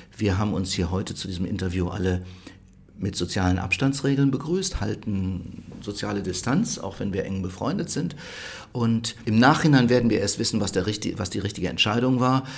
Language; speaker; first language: German; native; German